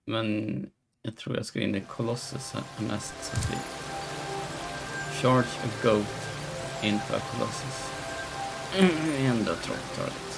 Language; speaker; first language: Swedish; native; Swedish